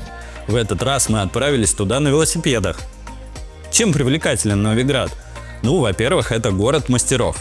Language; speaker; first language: Russian; native; Russian